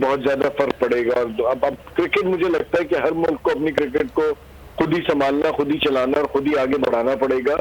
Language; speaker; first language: Urdu; non-native, local second language; Punjabi